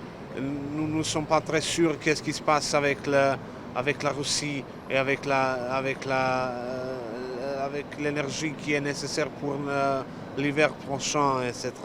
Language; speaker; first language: French; non-native, learner; Serbian